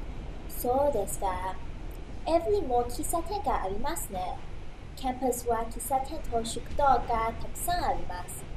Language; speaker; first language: Japanese; non-native, learner; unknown